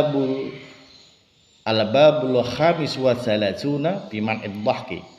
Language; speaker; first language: Arabic; non-native, fluent; Banjar